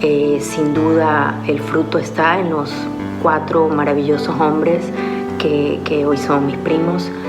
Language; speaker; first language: Spanish; native; Spanish